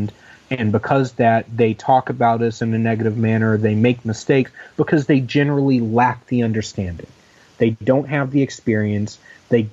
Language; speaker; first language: English; native; English